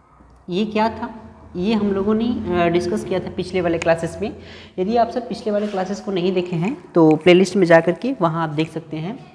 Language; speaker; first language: Hindi; native; Hindi